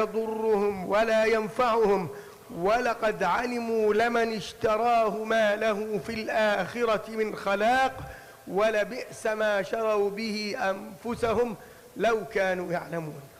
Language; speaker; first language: Arabic; native; Arabic